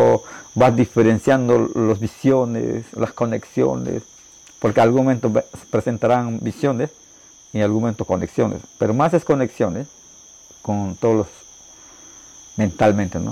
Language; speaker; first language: Spanish; non-native, local second language; Shipibo-Conibo